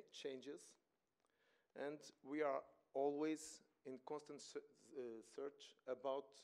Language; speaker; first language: English; non-native, fluent; Portuguese